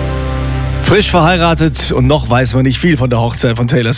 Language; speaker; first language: German; native; German